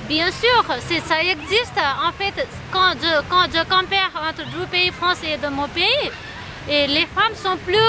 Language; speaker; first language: French; non-native, learner; Nepali